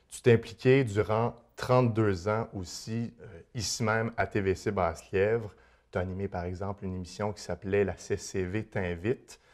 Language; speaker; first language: French; native; French